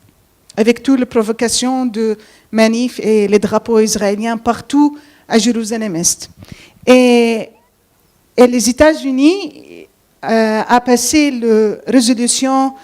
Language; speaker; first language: French; non-native, fluent; Arabic